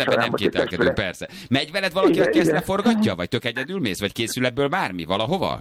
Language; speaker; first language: Hungarian; native; Hungarian